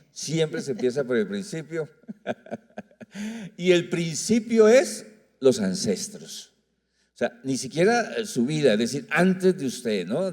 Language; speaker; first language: Spanish; native; Spanish